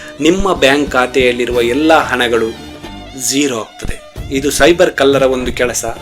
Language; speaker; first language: Kannada; non-native, local second language; Tulu